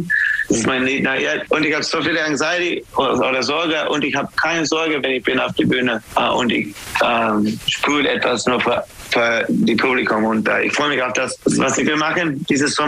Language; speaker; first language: German; non-native, fluent; English